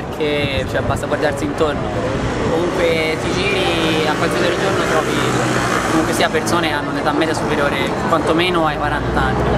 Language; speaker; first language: Italian; native; Italian